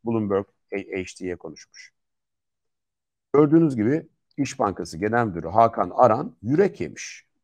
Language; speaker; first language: Turkish; native; Turkish